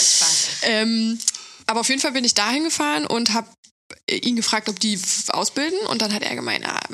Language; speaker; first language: German; native; German